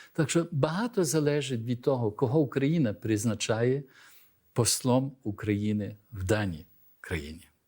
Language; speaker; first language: Ukrainian; early bilingual, heritage; Ukrainian